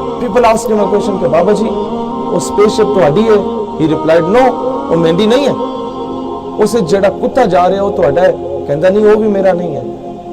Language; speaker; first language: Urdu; non-native, local second language; Punjabi